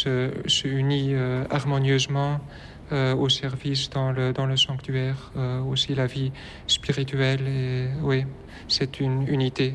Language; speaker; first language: French; non-native, local second language; Dutch